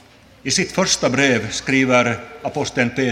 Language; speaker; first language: Swedish; non-native, local second language; Finnish